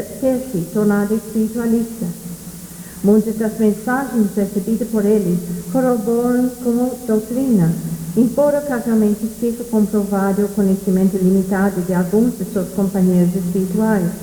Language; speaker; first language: Portuguese; non-native, fluent; English